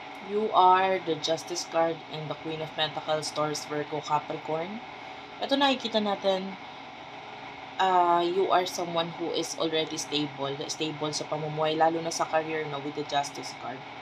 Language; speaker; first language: English; non-native, local second language; Filipino